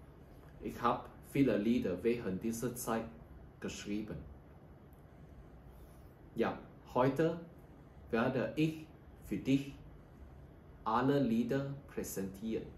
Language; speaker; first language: German; non-native, learner; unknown